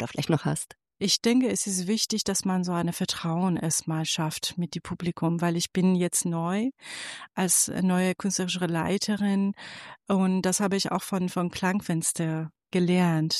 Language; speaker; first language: German; non-native, fluent; Persian